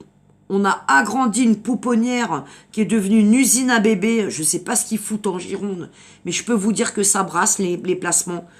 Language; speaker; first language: French; native; French